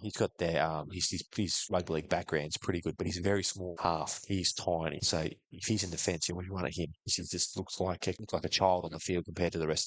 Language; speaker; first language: English; native; English